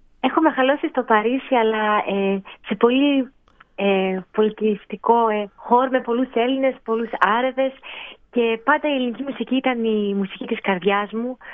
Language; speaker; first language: Greek; early bilingual, heritage; Greek